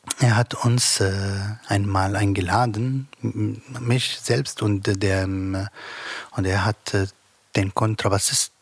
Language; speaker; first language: German; non-native, learner; Arabic